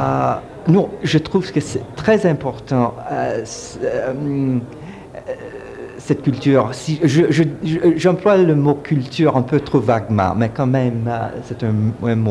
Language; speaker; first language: French; early bilingual, heritage; French